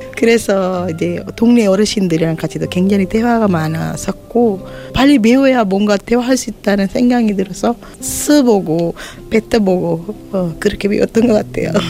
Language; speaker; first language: Korean; non-native, fluent; Sinhala